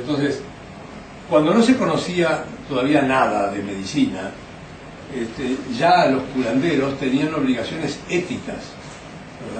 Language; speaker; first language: Spanish; native; Spanish